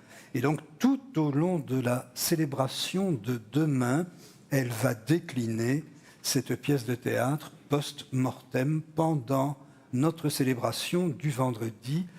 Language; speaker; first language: French; native; French